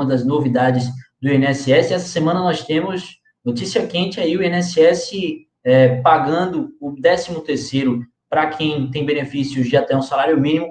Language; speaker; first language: Portuguese; native; Portuguese